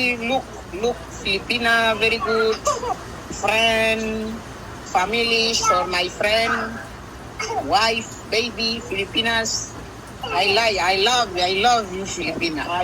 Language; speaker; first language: English; non-native, learner; Spanish